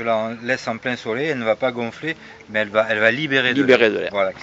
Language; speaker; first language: French; native; French